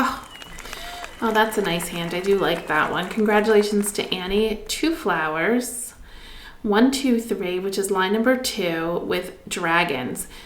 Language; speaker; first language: English; native; English